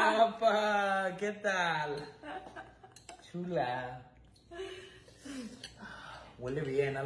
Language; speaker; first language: Spanish; native; Spanish